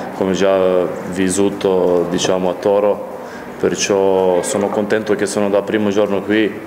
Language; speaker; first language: Italian; non-native, fluent; Serbian